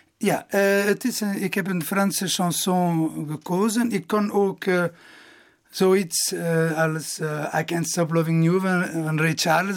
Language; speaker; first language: Dutch; non-native, local second language; Italian